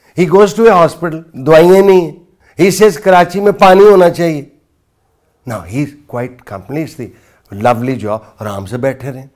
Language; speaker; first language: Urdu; non-native, local second language; Punjabi